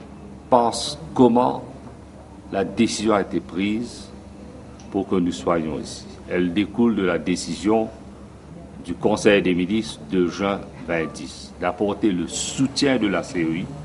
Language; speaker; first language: French; non-native, local second language; Morisyen